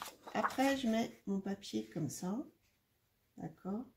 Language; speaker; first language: French; native; French